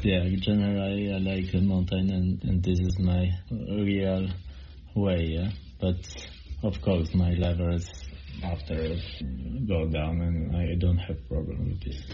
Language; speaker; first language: English; non-native, learner; Polish